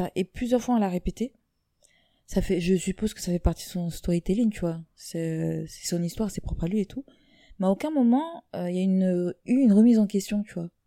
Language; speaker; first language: French; native; French